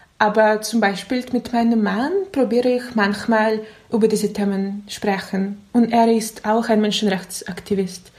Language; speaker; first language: German; non-native, learner; Russian